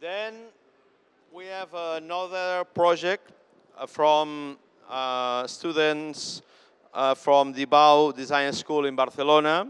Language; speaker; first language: English; non-native, fluent; Catalan